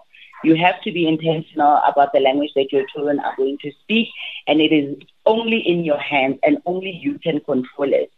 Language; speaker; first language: English; non-native, local second language; Tswana